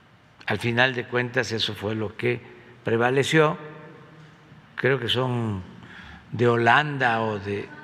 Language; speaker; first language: Spanish; native; Spanish